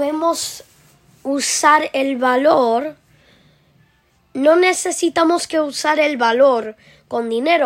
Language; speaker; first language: Spanish; early bilingual, heritage; Spanish